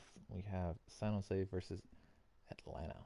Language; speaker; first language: English; native; English